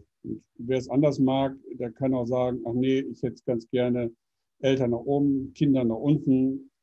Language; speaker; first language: German; native; German